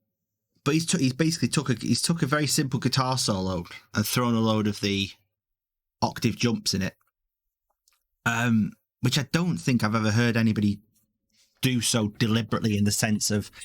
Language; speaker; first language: English; native; English